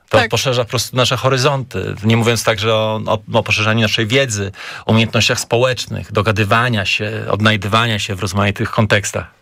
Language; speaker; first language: Polish; native; Polish